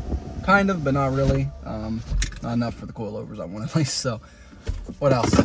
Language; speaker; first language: English; native; English